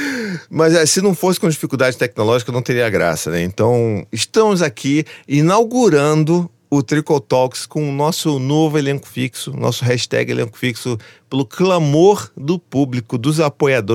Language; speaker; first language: Portuguese; native; Portuguese